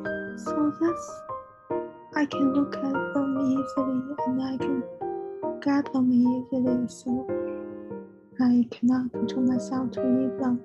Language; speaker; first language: English; non-native, learner; Chinese